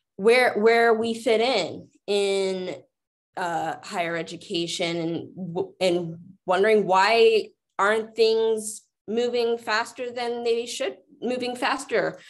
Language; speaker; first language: English; native; English